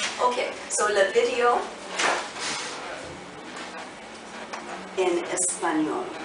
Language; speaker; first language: Spanish; non-native, learner; English